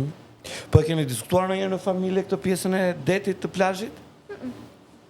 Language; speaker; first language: Albanian; native; Albanian